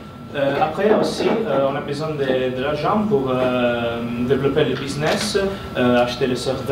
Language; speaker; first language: French; non-native, fluent; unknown